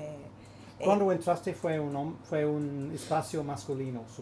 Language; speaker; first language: Spanish; non-native, fluent; English